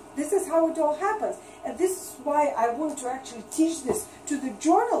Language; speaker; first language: English; non-native, fluent; Russian